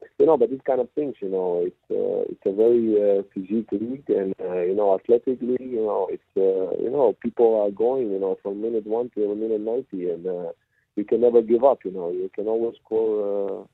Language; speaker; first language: English; non-native, fluent; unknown